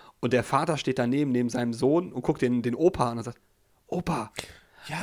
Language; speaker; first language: German; early bilingual, other home language; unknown